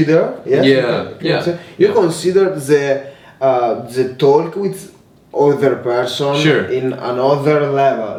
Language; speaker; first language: English; non-native, learner; Italian